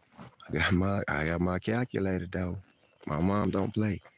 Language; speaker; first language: English; native; English